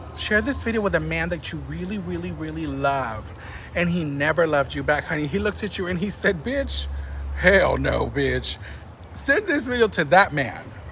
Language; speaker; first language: English; early bilingual, other home language; Spanish